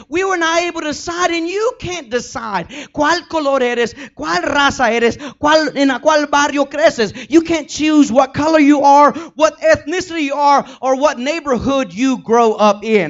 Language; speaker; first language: English; early bilingual, other home language; Spanish